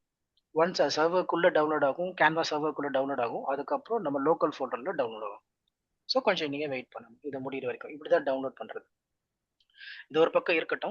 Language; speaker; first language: Tamil; native; Tamil